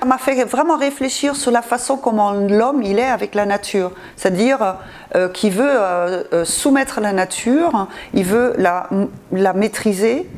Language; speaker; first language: French; non-native, fluent; Dutch